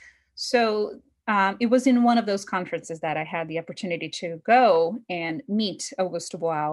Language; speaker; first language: English; non-native, fluent; Portuguese